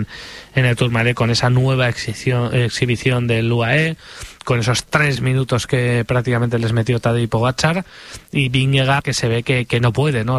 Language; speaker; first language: Spanish; native; Spanish